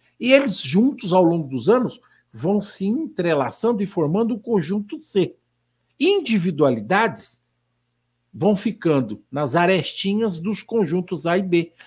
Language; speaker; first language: Portuguese; native; Portuguese